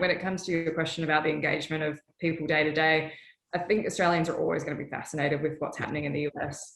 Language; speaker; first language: English; native; English